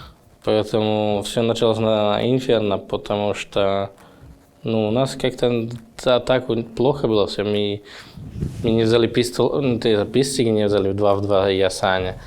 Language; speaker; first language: Russian; non-native, fluent; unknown